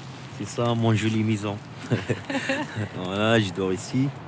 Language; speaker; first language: French; non-native, local second language; Arabic